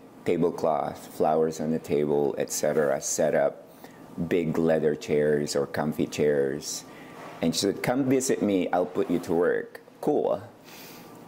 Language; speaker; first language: English; non-native, local second language; Iloko